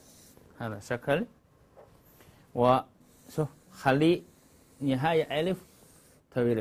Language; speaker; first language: Arabic; non-native, learner; Chinese